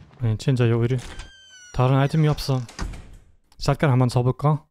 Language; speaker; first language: Korean; non-native, fluent; German